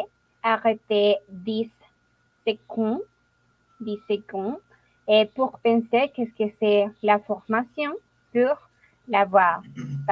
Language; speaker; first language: French; non-native, learner; Spanish